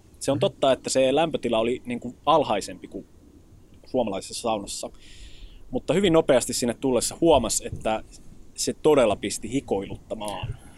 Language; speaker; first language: Finnish; early bilingual, other home language; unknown